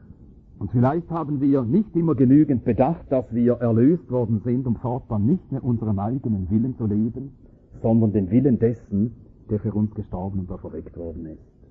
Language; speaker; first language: German; native; German